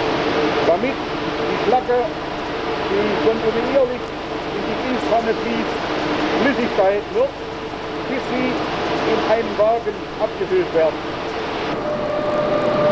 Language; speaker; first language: German; native; German